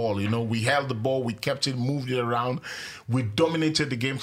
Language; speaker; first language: English; non-native, local second language; Yoruba